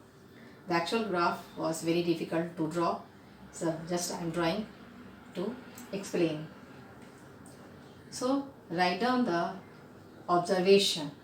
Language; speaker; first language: English; non-native, local second language; Hindi